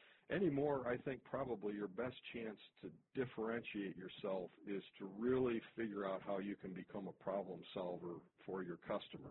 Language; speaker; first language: English; native; English